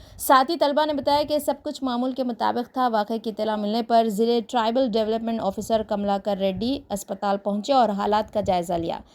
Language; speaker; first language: Urdu; native; Urdu